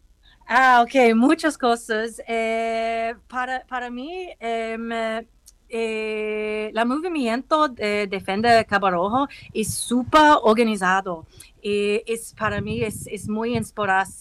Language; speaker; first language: Spanish; non-native, learner; English